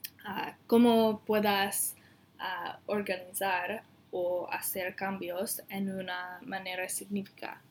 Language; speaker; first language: Spanish; non-native, learner; English